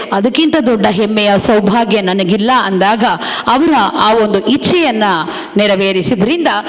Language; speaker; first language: Kannada; non-native, local second language; Tulu